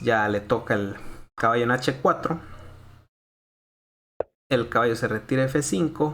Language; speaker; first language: Spanish; native; Spanish